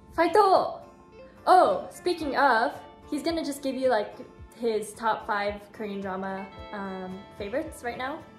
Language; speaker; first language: English; early bilingual, other home language; Japanese